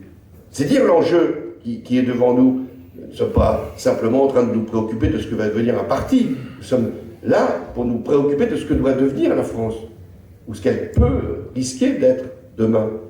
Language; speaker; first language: French; native; French